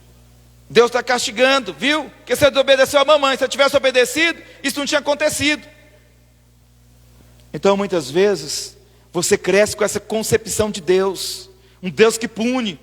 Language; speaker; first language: Portuguese; native; Portuguese